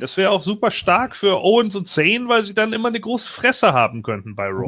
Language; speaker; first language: German; native; German